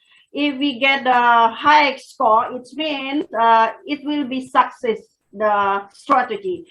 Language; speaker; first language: English; non-native, fluent; Indonesian